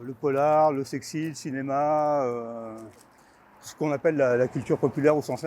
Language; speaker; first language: French; native; French